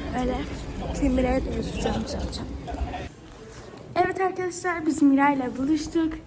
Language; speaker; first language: Turkish; early bilingual, heritage; Turkish